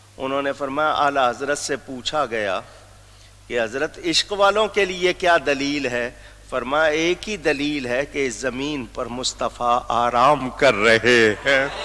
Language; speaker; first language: Urdu; native; Urdu